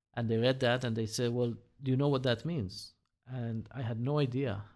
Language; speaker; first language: English; non-native, fluent; Hebrew